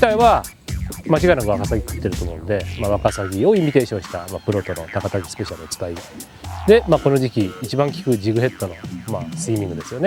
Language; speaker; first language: Japanese; native; Japanese